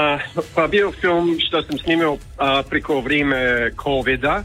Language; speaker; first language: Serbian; early bilingual, heritage; Croatian